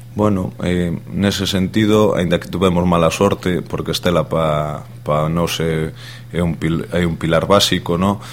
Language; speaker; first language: Galician; non-native, local second language; Spanish